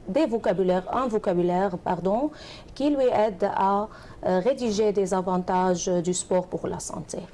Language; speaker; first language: French; non-native, fluent; Arabic